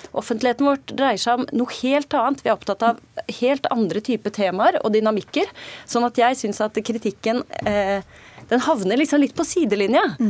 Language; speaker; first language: Norwegian; native; Norwegian